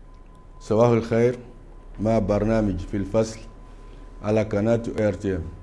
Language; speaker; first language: Arabic; non-native, fluent; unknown